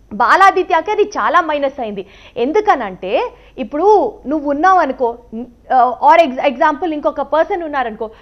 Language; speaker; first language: Telugu; native; Telugu